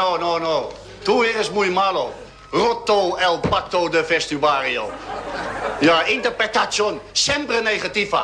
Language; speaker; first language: Spanish; non-native, learner; Dutch